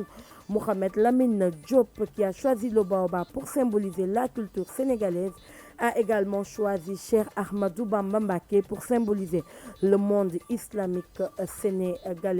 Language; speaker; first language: French; non-native, local second language; Wolof